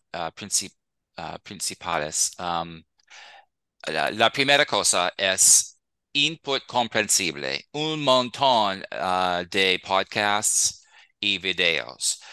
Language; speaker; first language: Spanish; non-native, fluent; English